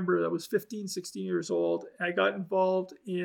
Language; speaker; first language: English; native; English